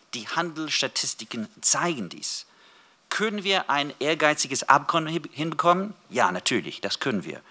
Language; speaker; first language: German; non-native, fluent; English